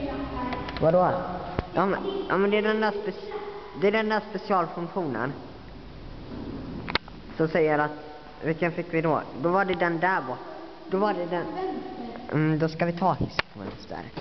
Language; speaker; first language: Swedish; native; Swedish